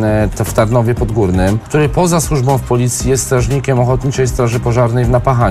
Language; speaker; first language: Polish; native; Polish